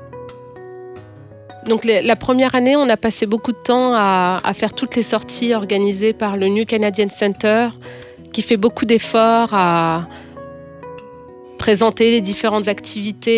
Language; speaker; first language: French; native; French